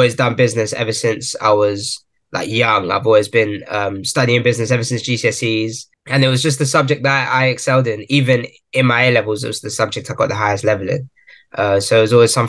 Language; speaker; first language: English; native; English